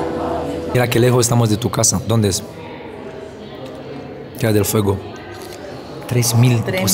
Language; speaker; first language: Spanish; non-native, learner; Romanian